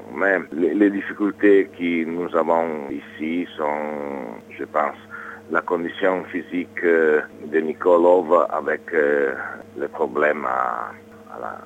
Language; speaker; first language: French; non-native, learner; Italian